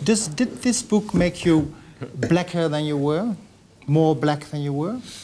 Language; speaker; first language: English; non-native, fluent; Dutch